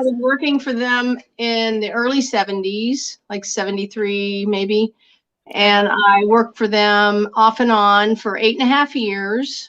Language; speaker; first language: English; native; English